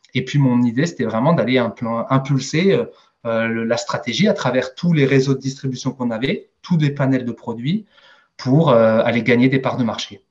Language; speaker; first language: French; native; French